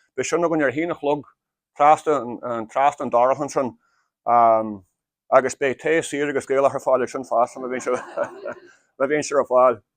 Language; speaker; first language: Irish; native; Irish